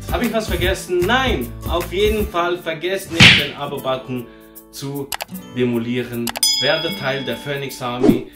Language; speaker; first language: German; early bilingual, other home language; Portuguese